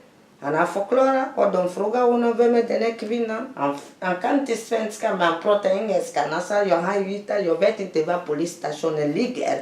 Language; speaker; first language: Swedish; non-native, learner; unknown